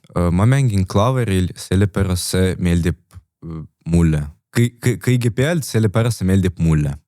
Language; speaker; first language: Estonian; non-native, local second language; Russian